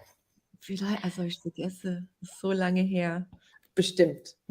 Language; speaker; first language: German; non-native, fluent; English